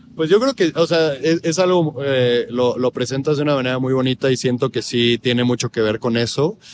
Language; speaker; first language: Spanish; native; Spanish